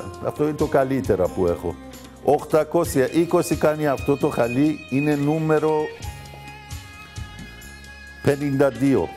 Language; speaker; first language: Greek; non-native, learner; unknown